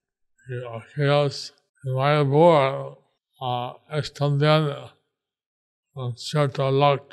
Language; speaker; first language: Spanish; non-native, learner; English